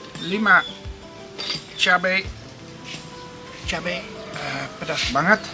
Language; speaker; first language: Indonesian; non-native, learner; Dutch